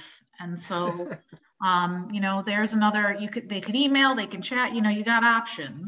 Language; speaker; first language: English; native; English